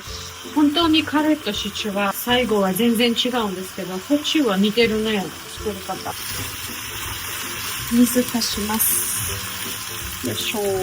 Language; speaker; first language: Japanese; non-native, fluent; Georgian